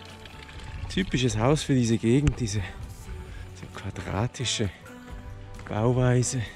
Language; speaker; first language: German; native; German